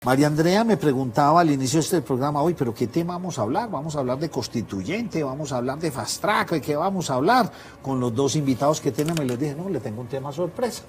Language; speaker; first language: Spanish; native; Spanish